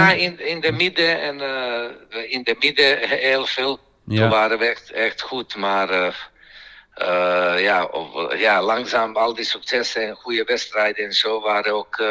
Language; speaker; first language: Dutch; non-native, fluent; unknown